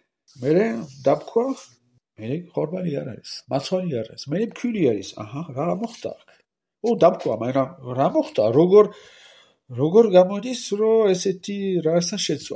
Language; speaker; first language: Georgian; non-native, learner; French